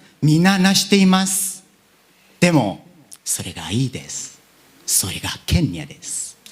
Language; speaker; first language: Japanese; non-native, learner; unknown